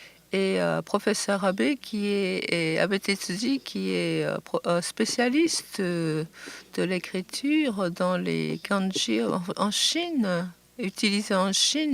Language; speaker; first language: French; non-native, fluent; Japanese